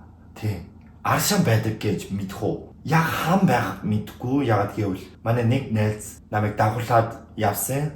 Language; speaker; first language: Mongolian; non-native, learner; Korean